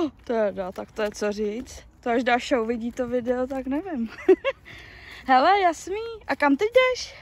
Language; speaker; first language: Czech; native; Czech